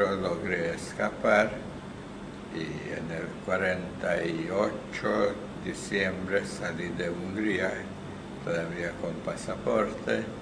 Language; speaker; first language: Spanish; non-native, fluent; Hungarian